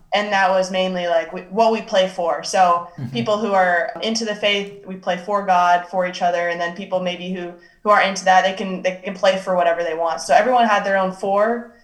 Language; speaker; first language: English; native; English